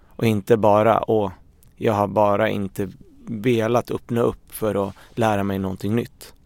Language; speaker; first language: Swedish; early bilingual, other home language; Arabic